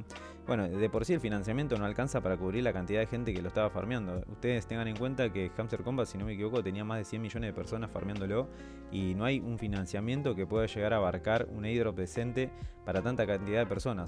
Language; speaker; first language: Spanish; native; Spanish